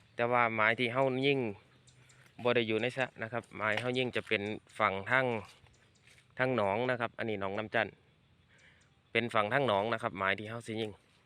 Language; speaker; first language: Thai; native; Thai